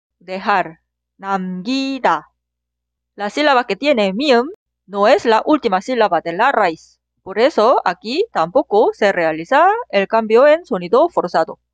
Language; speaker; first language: Spanish; non-native, fluent; Korean